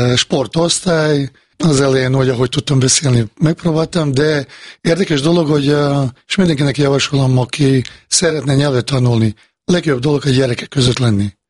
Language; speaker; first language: Hungarian; non-native, fluent; Bosnian